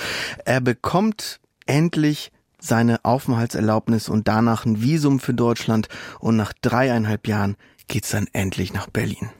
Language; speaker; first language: German; native; German